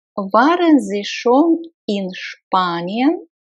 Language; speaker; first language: German; non-native, fluent; Russian